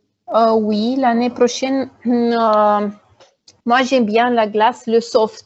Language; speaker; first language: French; non-native, fluent; Romanian